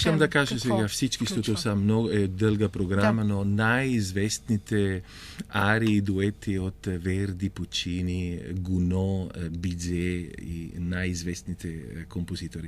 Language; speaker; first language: Bulgarian; non-native, fluent; Italian